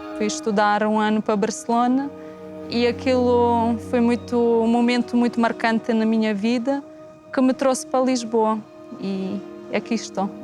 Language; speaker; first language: Portuguese; non-native, fluent; Slovenian